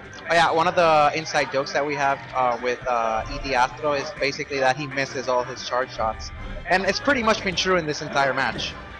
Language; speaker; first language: English; non-native, local second language; Spanish